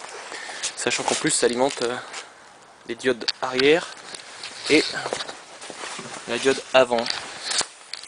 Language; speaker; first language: French; native; French